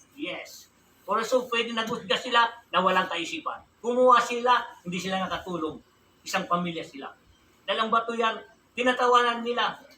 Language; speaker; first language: Filipino; non-native, local second language; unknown